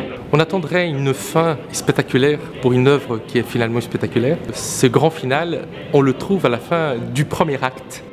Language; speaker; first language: French; non-native, fluent; Portuguese